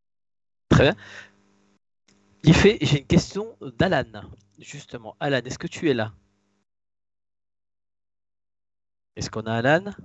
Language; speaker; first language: French; native; French